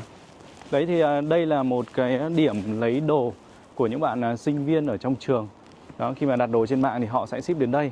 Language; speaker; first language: Vietnamese; native; Vietnamese